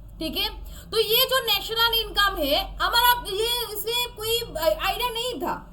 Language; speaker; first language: Hindi; non-native, local second language; Bangla